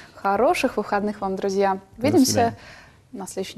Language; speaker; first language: Russian; native; Russian